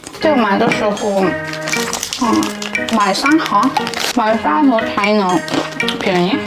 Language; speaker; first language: Chinese; non-native, learner; Korean